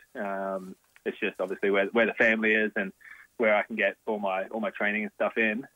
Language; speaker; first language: English; native; English